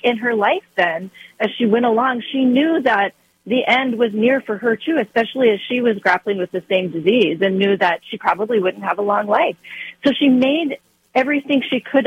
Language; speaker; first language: English; native; English